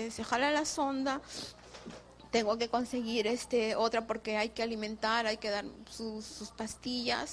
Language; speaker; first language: Spanish; native; Spanish